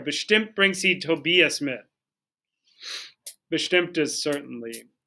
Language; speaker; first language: German; non-native, fluent; English